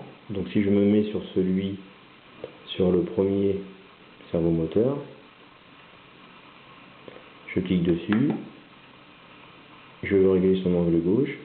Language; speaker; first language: French; native; French